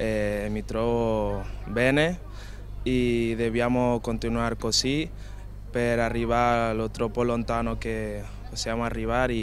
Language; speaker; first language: Italian; non-native, fluent; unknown